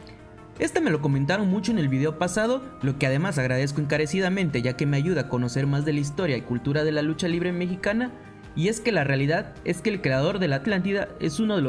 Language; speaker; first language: Spanish; native; Spanish